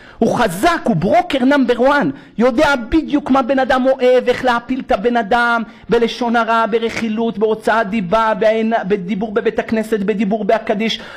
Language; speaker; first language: Hebrew; native; Hebrew